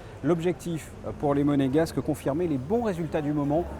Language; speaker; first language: French; native; French